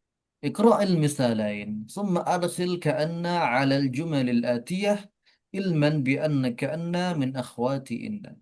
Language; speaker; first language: Arabic; non-native, fluent; Indonesian